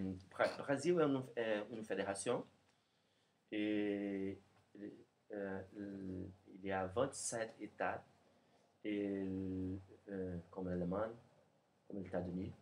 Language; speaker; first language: French; non-native, learner; Portuguese